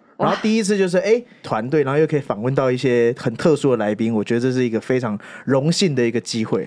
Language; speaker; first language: Chinese; native; Chinese